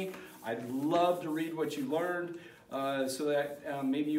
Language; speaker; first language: English; native; English